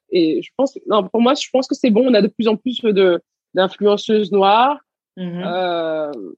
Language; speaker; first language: French; early bilingual, other home language; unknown